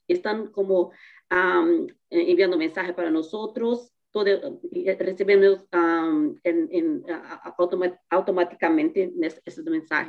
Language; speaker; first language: Spanish; non-native, learner; Portuguese